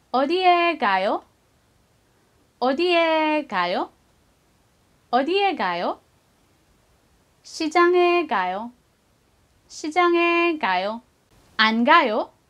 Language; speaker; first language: Korean; non-native, fluent; Filipino